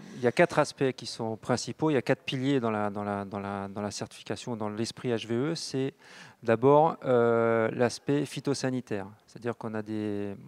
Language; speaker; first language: French; native; French